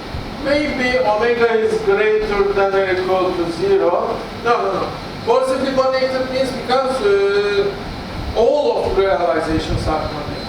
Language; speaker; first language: English; non-native, fluent; Turkish